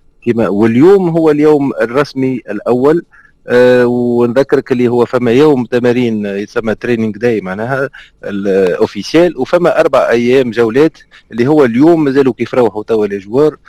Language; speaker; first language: Arabic; native; Arabic